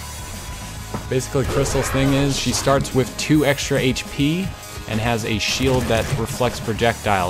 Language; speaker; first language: English; native; English